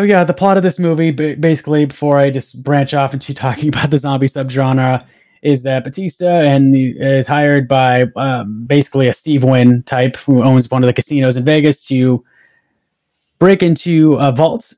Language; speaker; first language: English; native; English